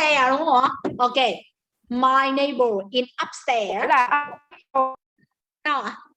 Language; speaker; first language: English; non-native, learner; Vietnamese